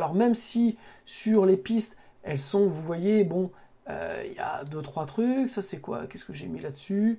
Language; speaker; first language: French; native; French